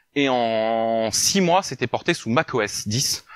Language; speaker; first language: French; native; French